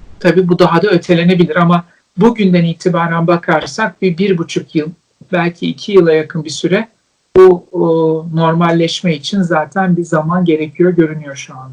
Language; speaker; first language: Turkish; native; Turkish